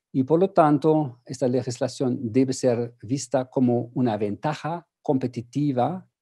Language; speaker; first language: Spanish; non-native, fluent; German